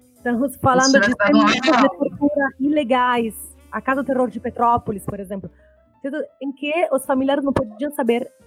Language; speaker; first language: Portuguese; non-native, fluent; Italian